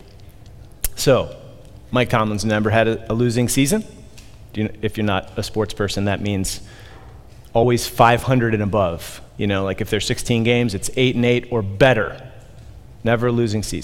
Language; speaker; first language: English; native; English